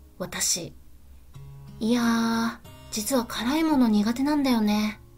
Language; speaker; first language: Japanese; native; Japanese